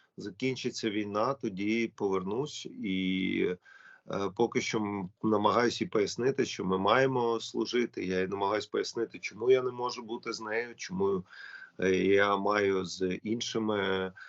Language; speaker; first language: Ukrainian; non-native, local second language; Russian